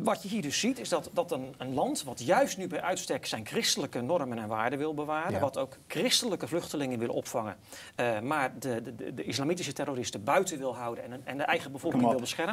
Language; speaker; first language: Dutch; native; Dutch